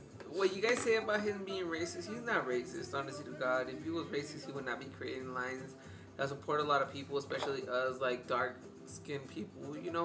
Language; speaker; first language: English; early bilingual, other home language; Spanish